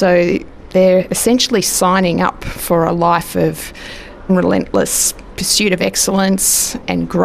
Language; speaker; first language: English; native; English